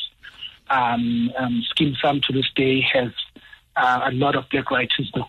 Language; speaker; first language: English; non-native, local second language; Zulu